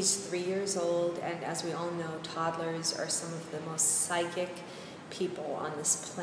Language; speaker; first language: English; native; English